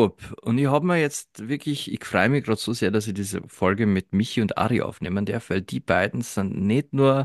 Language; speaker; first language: German; native; German